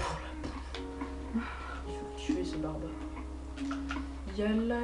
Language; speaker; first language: French; native; French